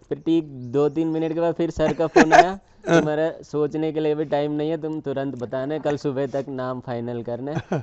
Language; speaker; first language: Hindi; non-native, local second language; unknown